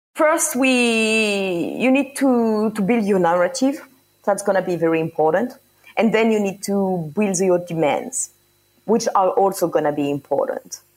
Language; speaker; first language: English; non-native, fluent; French